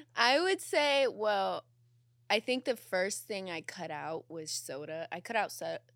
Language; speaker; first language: English; native; English